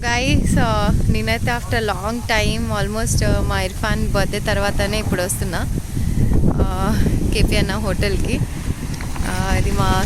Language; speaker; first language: Telugu; native; Telugu